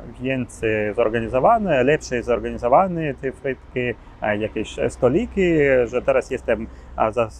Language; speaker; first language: Polish; non-native, learner; Ukrainian